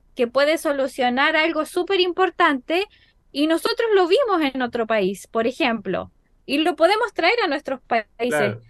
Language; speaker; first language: Spanish; native; Spanish